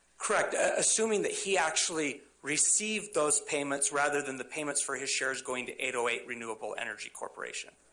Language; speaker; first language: English; native; English